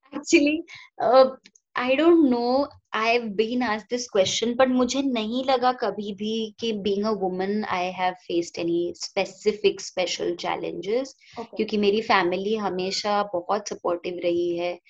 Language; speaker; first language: Hindi; non-native, local second language; Marathi